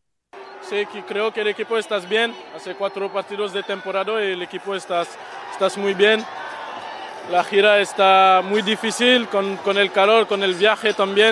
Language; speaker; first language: Spanish; non-native, fluent; French